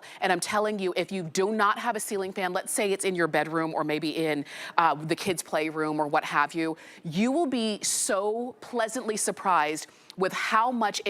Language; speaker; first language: English; native; English